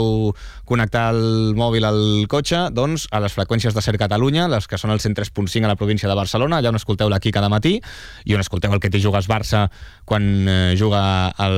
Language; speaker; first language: Catalan; native; Catalan